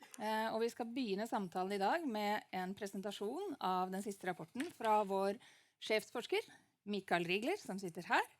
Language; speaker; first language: Norwegian; native; Norwegian